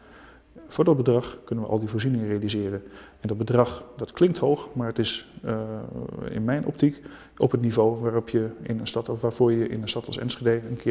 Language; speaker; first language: Dutch; native; Dutch